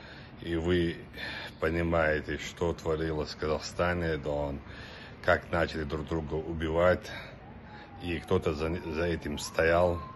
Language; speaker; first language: Russian; non-native, local second language; Chechen